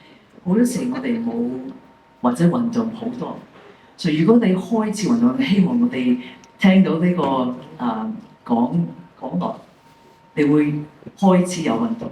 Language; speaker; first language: Cantonese; early bilingual, heritage; English